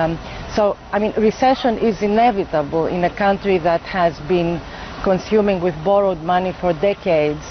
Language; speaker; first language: English; non-native, fluent; Greek